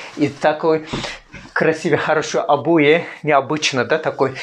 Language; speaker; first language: Russian; non-native, learner; Turkish